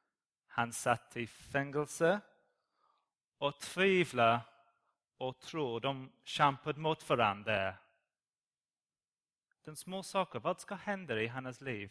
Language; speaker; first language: Swedish; non-native, learner; English